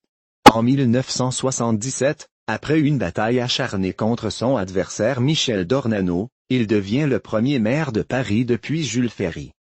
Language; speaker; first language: French; native; French